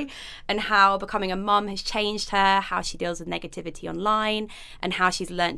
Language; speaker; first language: English; native; English